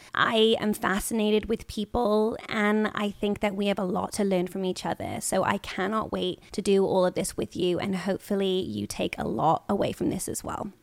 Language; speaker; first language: English; native; English